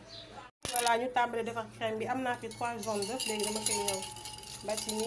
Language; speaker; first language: French; non-native, local second language; Wolof